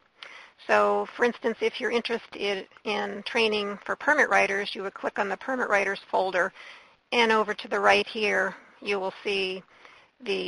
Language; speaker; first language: English; native; English